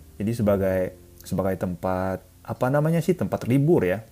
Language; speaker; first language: Indonesian; non-native, fluent; Japanese